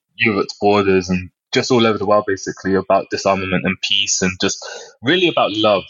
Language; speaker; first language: English; native; English